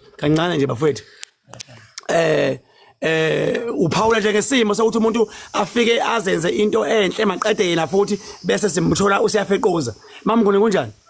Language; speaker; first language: Zulu; native; Zulu